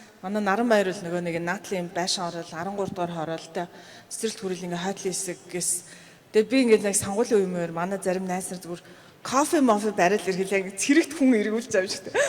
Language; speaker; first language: Mongolian; early bilingual, heritage; Mongolian